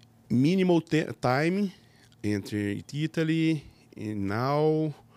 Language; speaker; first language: English; non-native, learner; Portuguese